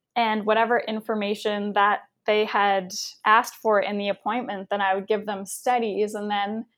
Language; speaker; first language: English; native; English